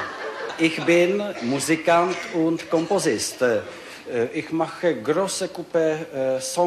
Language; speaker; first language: German; non-native, learner; Czech